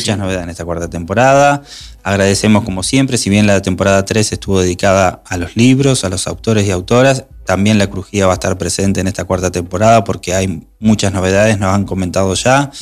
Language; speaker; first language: Spanish; native; Spanish